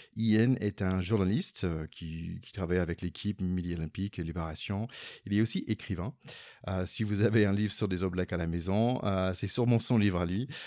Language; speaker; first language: French; non-native, fluent; English